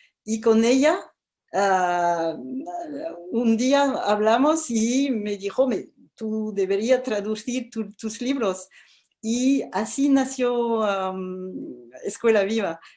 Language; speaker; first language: Spanish; non-native, fluent; French